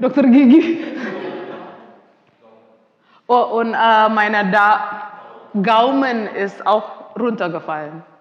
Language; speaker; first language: German; non-native, fluent; Indonesian